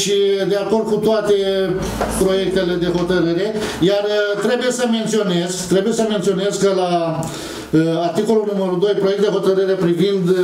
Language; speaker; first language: Romanian; native; Romanian